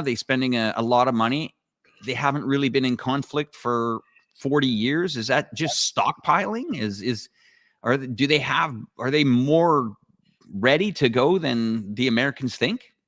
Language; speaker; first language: English; native; English